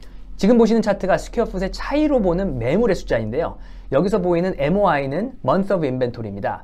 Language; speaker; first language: Korean; native; Korean